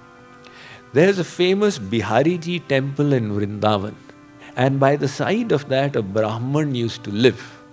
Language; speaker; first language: English; non-native, local second language; Hindi